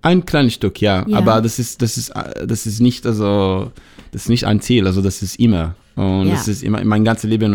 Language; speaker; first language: German; non-native, learner; Hebrew